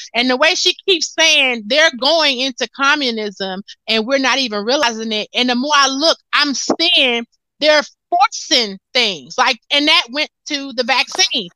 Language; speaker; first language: English; native; English